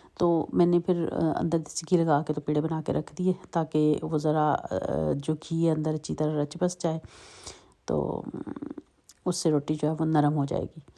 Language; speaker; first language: Urdu; native; Urdu